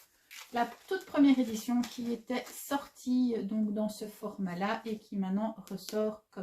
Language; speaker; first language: French; native; French